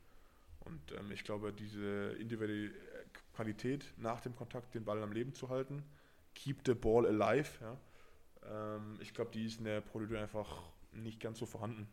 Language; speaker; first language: German; native; German